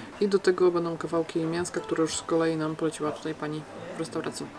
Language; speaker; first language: Polish; native; Polish